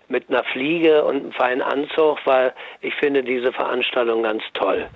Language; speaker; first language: German; native; German